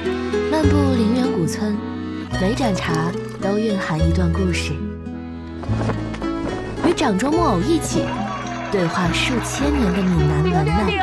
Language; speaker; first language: Chinese; native; Chinese